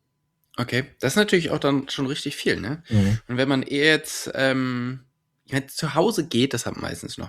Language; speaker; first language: German; native; German